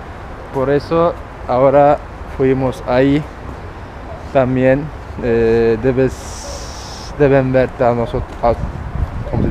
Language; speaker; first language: Spanish; non-native, learner; Turkish